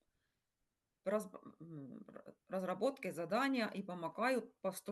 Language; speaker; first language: Russian; non-native, fluent; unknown